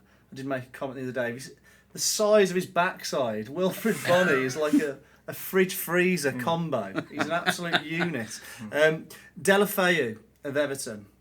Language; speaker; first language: English; native; English